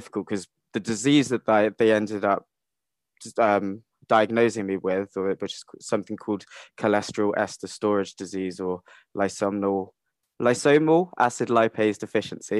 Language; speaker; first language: English; native; English